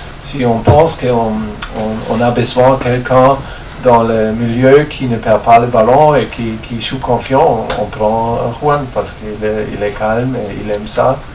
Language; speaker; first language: French; non-native, learner; German